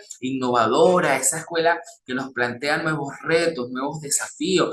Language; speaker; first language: Spanish; native; Spanish